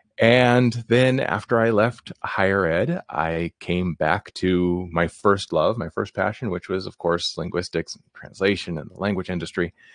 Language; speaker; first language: English; native; English